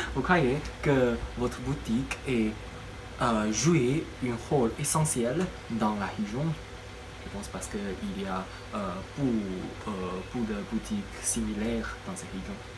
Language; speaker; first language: French; non-native, learner; Chinese